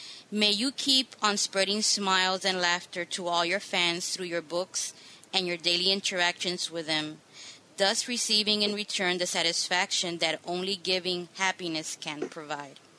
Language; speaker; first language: English; non-native, local second language; Spanish